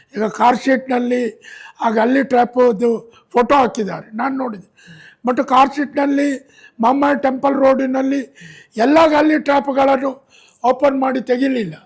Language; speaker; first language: Kannada; native; Kannada